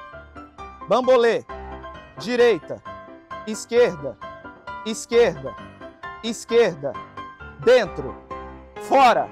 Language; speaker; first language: Portuguese; native; Portuguese